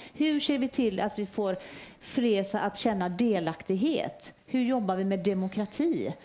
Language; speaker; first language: Swedish; native; Swedish